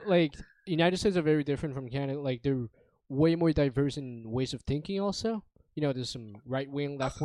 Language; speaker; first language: English; non-native, fluent; French